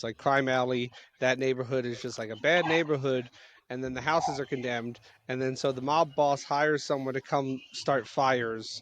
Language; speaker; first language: English; native; English